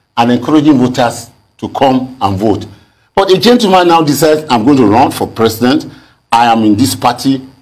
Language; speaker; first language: English; non-native, local second language; Yoruba